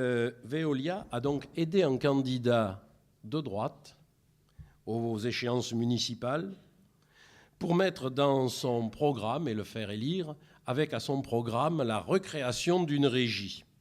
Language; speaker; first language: French; native; French